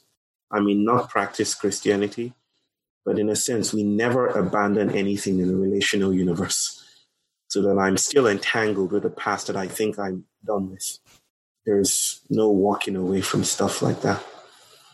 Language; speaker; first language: English; non-native, local second language; Yoruba